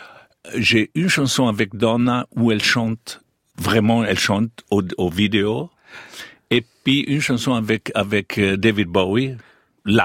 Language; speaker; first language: French; non-native, fluent; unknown